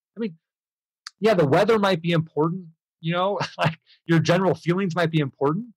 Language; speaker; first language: English; native; English